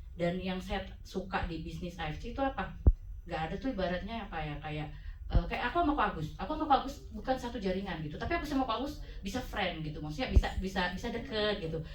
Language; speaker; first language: Indonesian; native; Indonesian